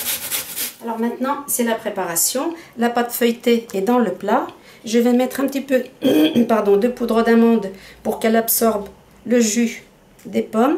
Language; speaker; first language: French; native; French